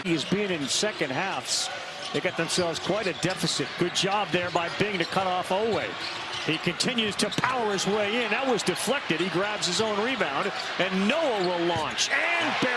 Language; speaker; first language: English; native; English